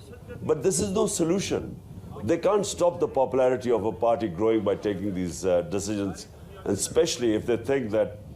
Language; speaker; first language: English; non-native, local second language; Urdu